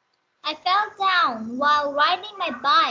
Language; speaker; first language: English; non-native, learner; Vietnamese